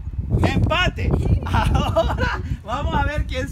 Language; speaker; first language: Spanish; native; Spanish